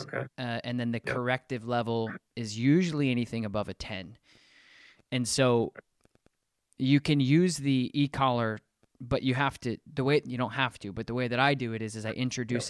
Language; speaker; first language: English; native; English